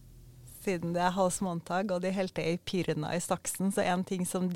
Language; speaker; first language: Norwegian; native; Norwegian